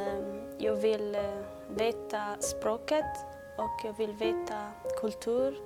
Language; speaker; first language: Swedish; non-native, learner; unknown